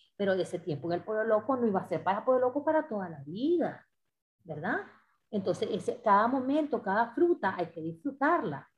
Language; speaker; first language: Spanish; native; Spanish